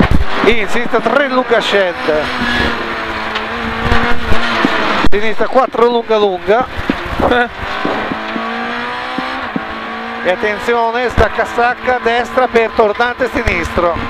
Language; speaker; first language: Italian; native; Italian